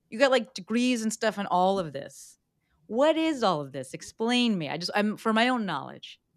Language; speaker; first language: English; native; English